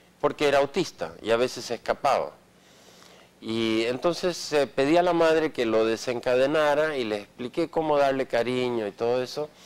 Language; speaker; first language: Spanish; non-native, fluent; Swedish